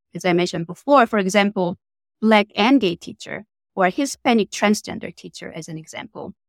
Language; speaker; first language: English; non-native, fluent; Korean